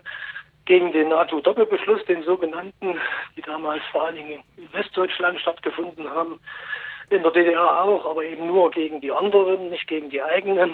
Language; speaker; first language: German; native; German